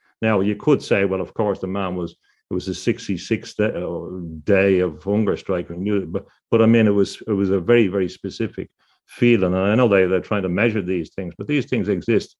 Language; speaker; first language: English; native; English